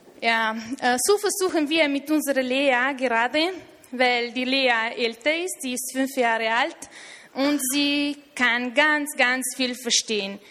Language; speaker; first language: German; non-native, fluent; Romanian